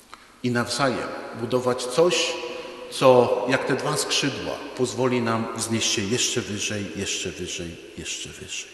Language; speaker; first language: Polish; native; Polish